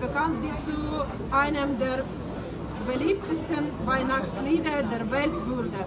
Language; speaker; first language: German; non-native, learner; Ukrainian